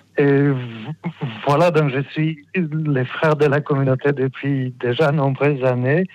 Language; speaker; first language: French; non-native, fluent; Polish